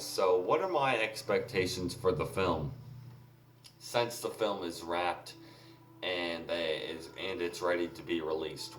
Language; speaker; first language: English; native; English